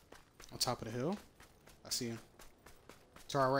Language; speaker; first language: English; native; English